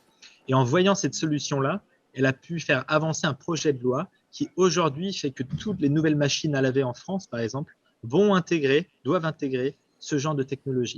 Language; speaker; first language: French; native; French